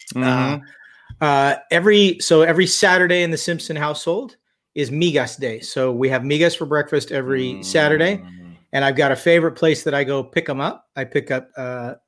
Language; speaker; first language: English; native; English